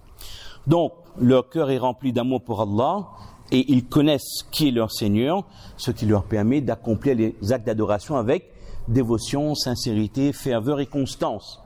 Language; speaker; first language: French; native; French